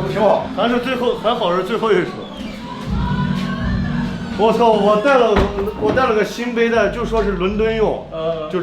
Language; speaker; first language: Chinese; native; Chinese